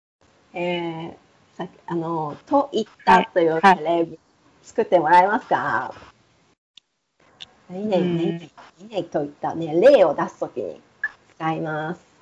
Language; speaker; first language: Japanese; native; Japanese